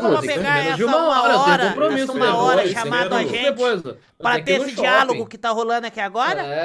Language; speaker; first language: Portuguese; native; Portuguese